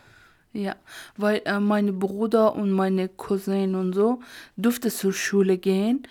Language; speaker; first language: German; non-native, learner; Persian